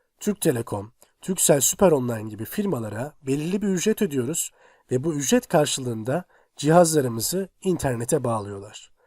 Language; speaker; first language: Turkish; native; Turkish